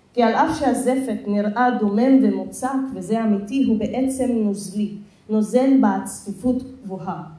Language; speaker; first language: Hebrew; non-native, local second language; Arabic